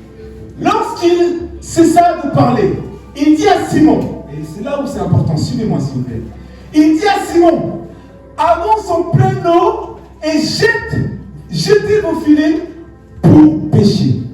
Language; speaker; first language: French; native; French